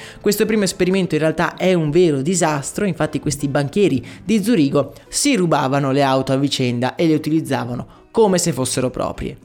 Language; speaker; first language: Italian; native; Italian